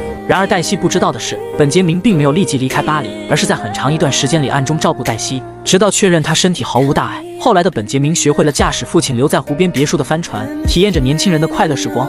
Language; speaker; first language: Chinese; native; Chinese